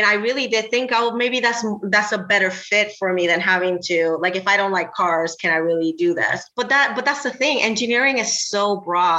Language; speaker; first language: English; non-native, fluent; Spanish